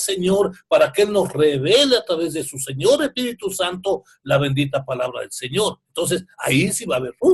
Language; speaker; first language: Spanish; native; Spanish